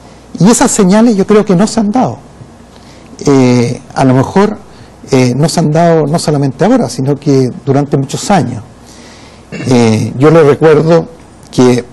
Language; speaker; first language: Spanish; native; Spanish